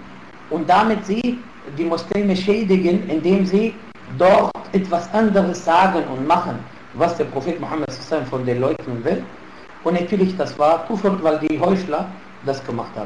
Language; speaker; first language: German; non-native, fluent; Arabic